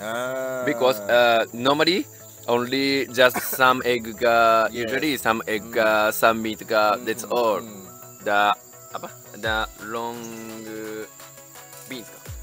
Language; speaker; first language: English; non-native, learner; Japanese